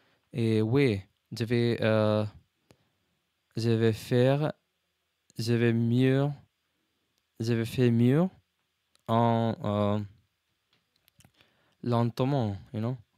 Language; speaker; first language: French; non-native, learner; English